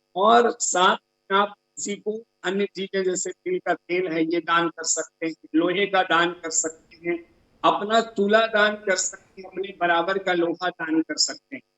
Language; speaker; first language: Hindi; native; Hindi